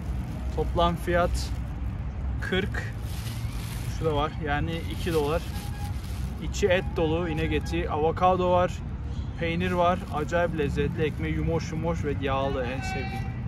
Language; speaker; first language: Turkish; native; Turkish